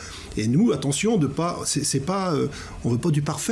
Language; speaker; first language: French; native; French